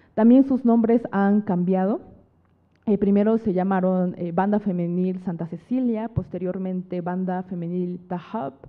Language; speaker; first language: Spanish; native; Spanish